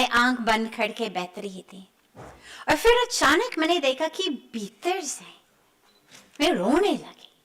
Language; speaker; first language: Hindi; non-native, fluent; English